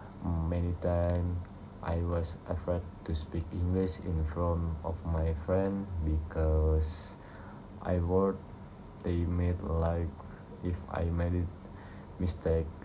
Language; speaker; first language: English; non-native, learner; Indonesian